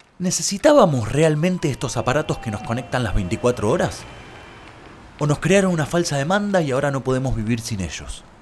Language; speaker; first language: Spanish; native; Spanish